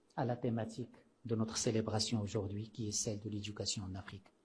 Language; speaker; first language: French; non-native, local second language; Arabic